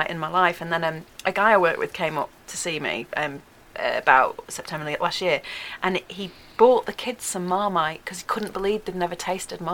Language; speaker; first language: English; native; English